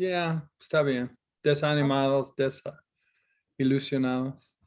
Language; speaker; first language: Spanish; non-native, fluent; English